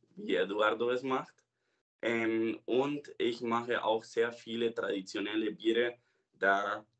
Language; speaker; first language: German; non-native, fluent; Spanish